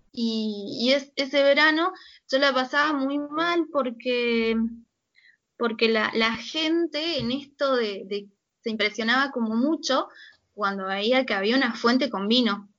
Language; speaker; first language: Spanish; native; Spanish